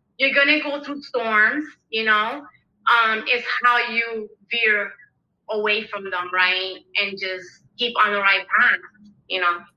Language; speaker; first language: English; early bilingual, other home language; Spanish